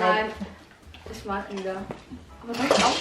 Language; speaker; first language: German; early bilingual, other home language; Filipino